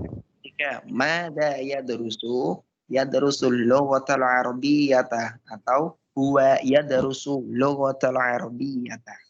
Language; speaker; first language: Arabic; non-native, fluent; Indonesian